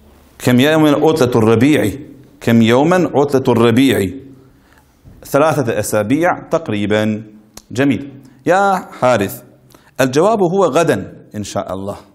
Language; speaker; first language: Arabic; non-native, fluent; Bosnian